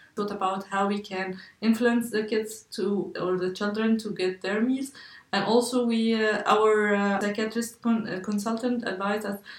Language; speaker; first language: English; non-native, fluent; Arabic